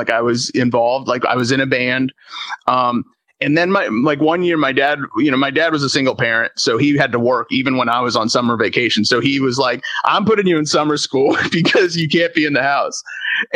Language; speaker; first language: English; native; English